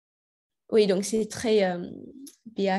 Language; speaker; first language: French; non-native, learner; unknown